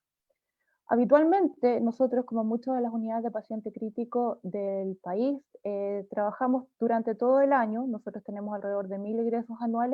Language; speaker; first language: Spanish; native; Spanish